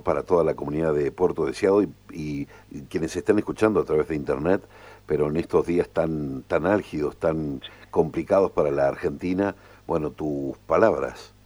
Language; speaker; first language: Spanish; native; Spanish